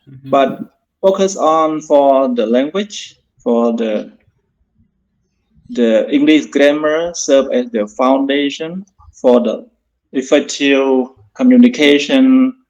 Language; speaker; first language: English; non-native, learner; Khmer